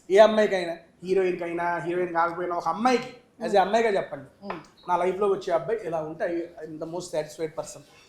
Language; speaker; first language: Telugu; native; Telugu